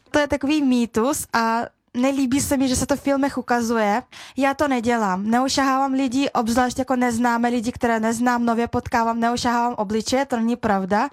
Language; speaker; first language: Czech; early bilingual, other home language; Russian